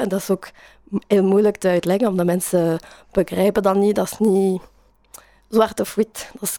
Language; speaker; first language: Dutch; non-native, learner; French